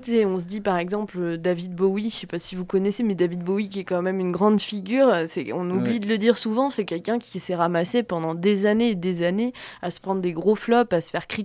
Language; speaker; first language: French; native; French